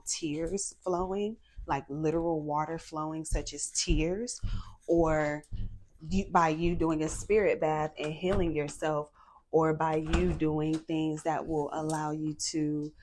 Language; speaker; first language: English; native; English